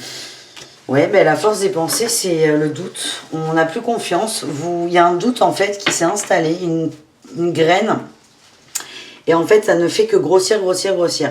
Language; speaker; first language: French; native; French